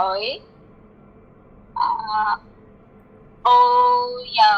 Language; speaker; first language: Cantonese; non-native, learner; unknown